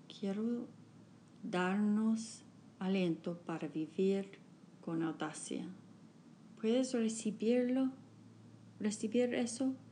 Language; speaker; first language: Spanish; non-native, learner; English